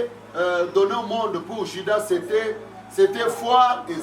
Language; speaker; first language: French; non-native, local second language; Lingala